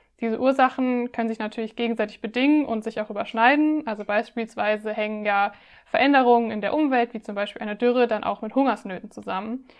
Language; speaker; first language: German; native; German